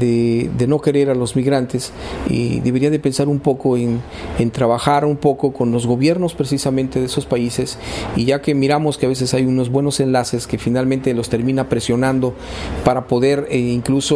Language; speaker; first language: Spanish; native; Spanish